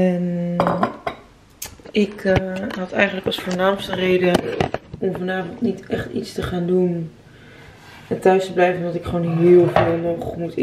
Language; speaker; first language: Dutch; native; Dutch